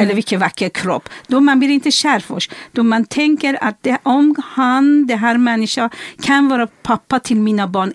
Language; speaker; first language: Swedish; non-native, fluent; Persian